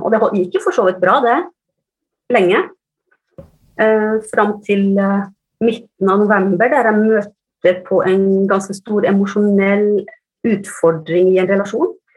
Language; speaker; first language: Norwegian; early bilingual, other home language; Finnish